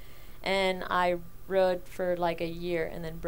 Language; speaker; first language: English; early bilingual, other home language; Spanish